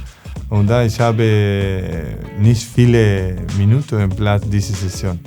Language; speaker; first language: German; non-native, learner; Spanish